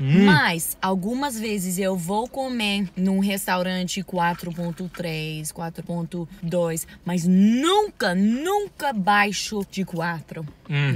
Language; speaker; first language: Portuguese; non-native, learner; English